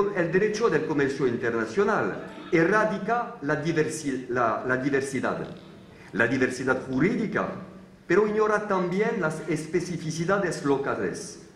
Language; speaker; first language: Spanish; non-native, fluent; French